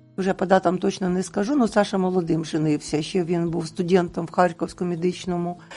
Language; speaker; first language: Ukrainian; non-native, local second language; Russian